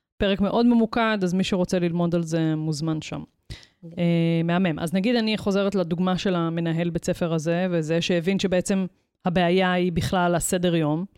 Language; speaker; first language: Hebrew; native; Hebrew